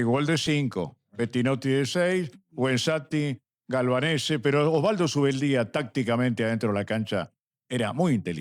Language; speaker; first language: Spanish; native; Spanish